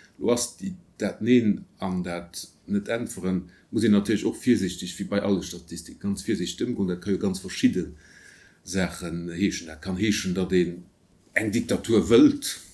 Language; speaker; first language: Luxembourgish; native; Luxembourgish